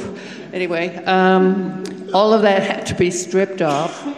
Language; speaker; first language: English; native; English